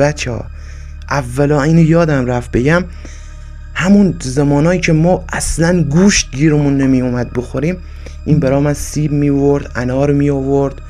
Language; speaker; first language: Persian; native; Persian